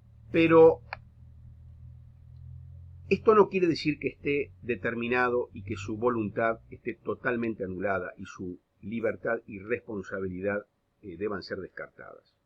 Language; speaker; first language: Spanish; native; Spanish